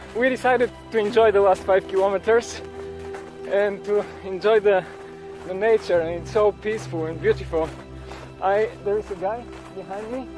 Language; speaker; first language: English; non-native, fluent; Bulgarian